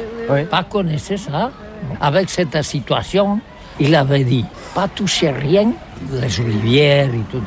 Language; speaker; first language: French; non-native, learner; Catalan